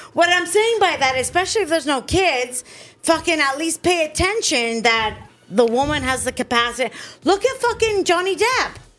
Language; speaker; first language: English; native; English